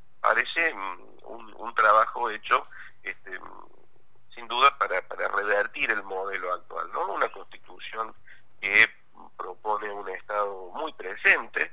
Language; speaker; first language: Spanish; native; Spanish